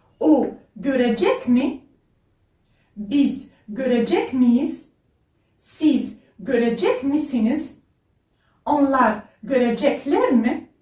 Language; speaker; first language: Turkish; non-native, fluent; French